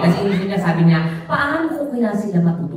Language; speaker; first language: Filipino; native; Filipino